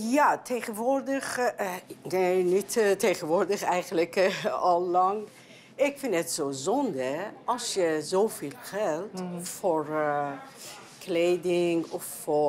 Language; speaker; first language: Dutch; non-native, learner; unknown